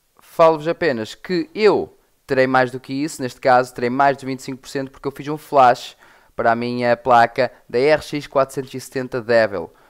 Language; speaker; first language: Portuguese; native; Portuguese